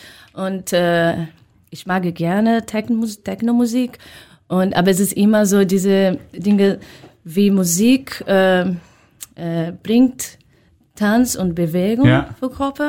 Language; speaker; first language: German; non-native, learner; Portuguese